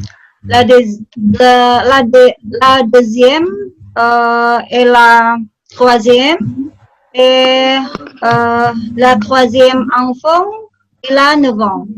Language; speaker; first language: French; non-native, learner; Indonesian